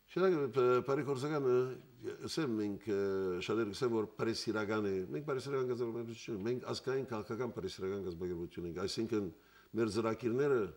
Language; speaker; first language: Armenian; early bilingual, heritage; Armenian